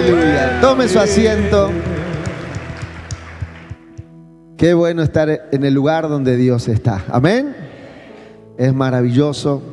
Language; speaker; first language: Spanish; native; Spanish